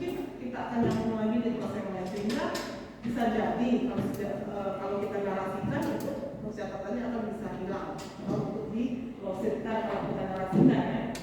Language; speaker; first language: Indonesian; native; Indonesian